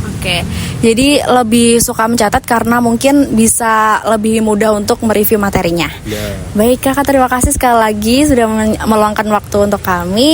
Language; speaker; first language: Indonesian; native; Indonesian